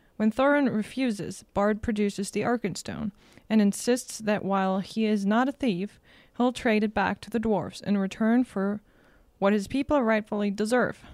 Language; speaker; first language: English; non-native, fluent; German